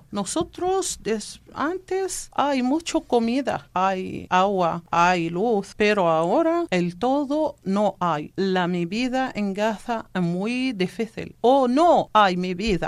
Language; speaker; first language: Spanish; non-native, learner; Arabic